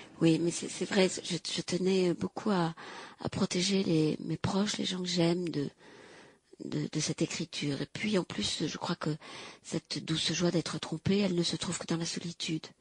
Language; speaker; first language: French; native; French